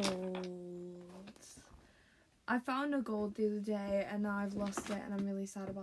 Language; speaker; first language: English; native; English